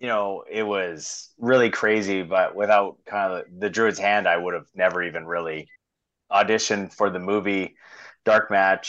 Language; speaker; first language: English; native; English